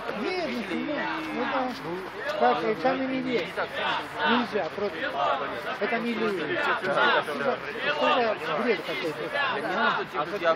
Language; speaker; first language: Russian; non-native, learner; Spanish